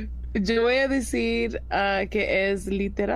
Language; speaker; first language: Spanish; early bilingual, heritage; Spanish